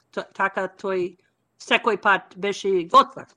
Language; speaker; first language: Macedonian; non-native, learner; English